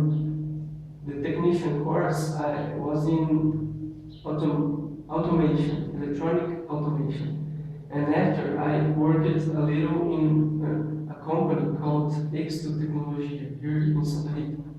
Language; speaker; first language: English; non-native, learner; Portuguese